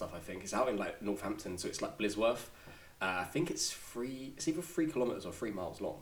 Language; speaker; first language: English; native; English